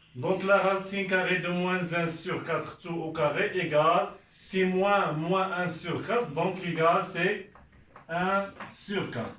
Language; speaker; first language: French; non-native, local second language; Arabic